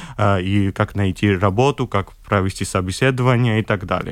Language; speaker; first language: Russian; non-native, fluent; Georgian